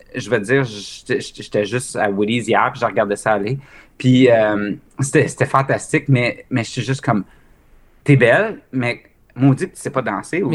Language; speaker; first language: French; native; French